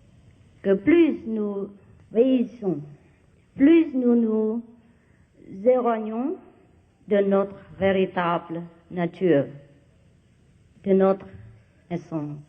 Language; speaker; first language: French; non-native, fluent; Vietnamese